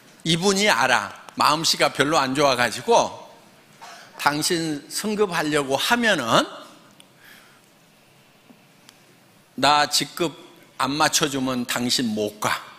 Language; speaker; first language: Korean; native; Korean